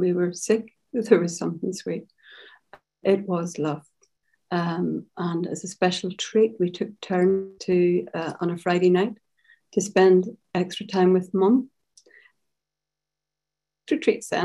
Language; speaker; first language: English; native; English